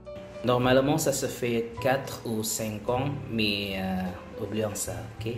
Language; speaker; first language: French; non-native, learner; Indonesian